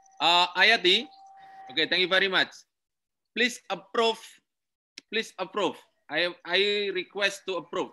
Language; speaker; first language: English; non-native, learner; Indonesian